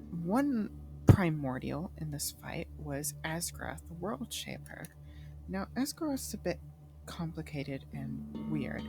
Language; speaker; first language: English; native; English